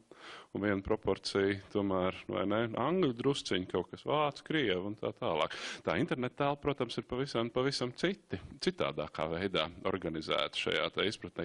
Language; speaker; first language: Latvian; native; Latvian